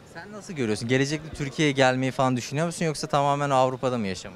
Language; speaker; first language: Turkish; native; Turkish